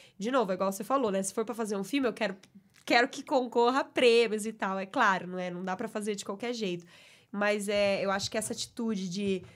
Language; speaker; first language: Portuguese; native; Portuguese